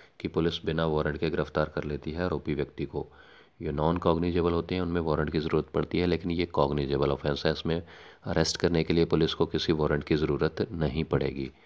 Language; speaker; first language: Hindi; non-native, local second language; Punjabi